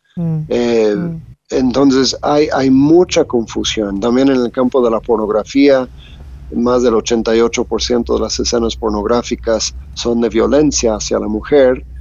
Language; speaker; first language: Spanish; non-native, fluent; English